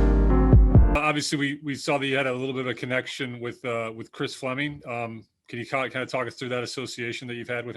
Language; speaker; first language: English; native; English